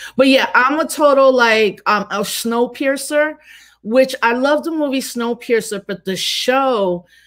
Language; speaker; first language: English; native; English